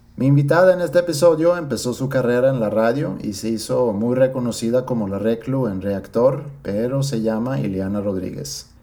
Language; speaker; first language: Spanish; non-native, fluent; Swedish